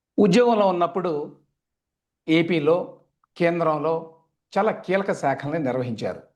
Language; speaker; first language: Telugu; native; Telugu